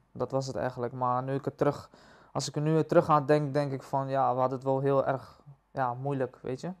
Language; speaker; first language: Dutch; early bilingual, other home language; Persian